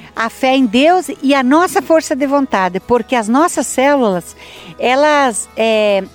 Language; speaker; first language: Portuguese; native; Portuguese